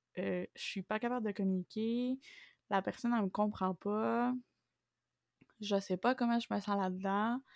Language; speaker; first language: French; early bilingual, other home language; Spanish